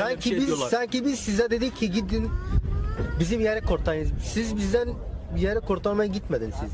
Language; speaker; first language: Turkish; non-native, learner; Arabic